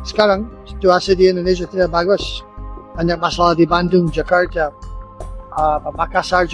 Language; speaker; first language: Indonesian; non-native, learner; English